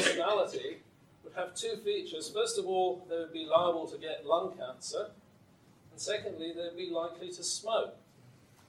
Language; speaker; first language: English; native; English